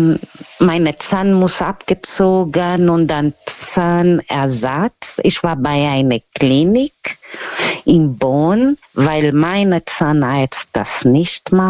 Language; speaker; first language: German; non-native, learner; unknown